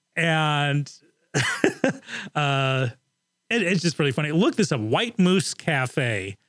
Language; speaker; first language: English; native; English